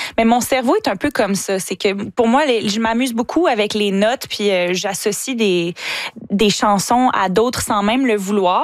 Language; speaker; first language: French; native; French